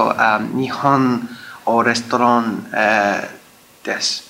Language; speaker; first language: Japanese; non-native, learner; English